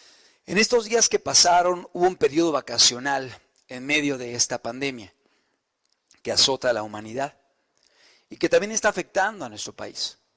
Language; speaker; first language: Spanish; native; Spanish